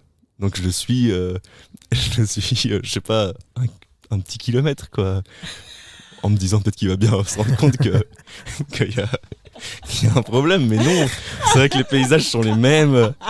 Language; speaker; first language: French; native; French